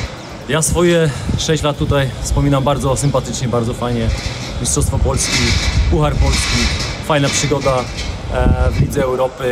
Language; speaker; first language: Polish; native; Polish